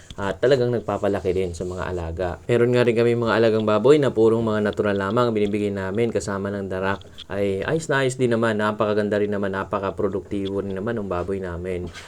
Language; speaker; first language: Filipino; non-native, local second language; Cebuano